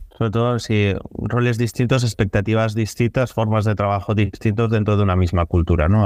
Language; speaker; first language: Spanish; native; Spanish